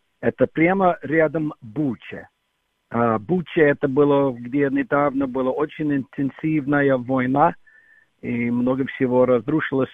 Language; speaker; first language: Russian; non-native, fluent; English